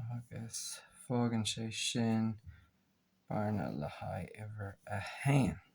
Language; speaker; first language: Irish; native; Irish